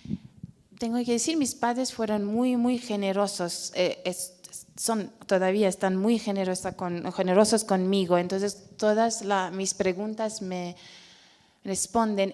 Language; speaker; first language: Spanish; non-native, fluent; Persian